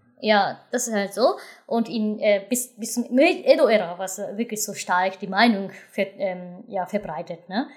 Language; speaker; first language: German; non-native, fluent; Japanese